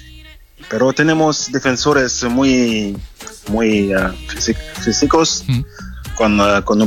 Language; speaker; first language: Spanish; non-native, fluent; French